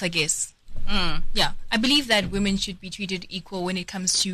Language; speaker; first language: English; non-native, local second language; Swati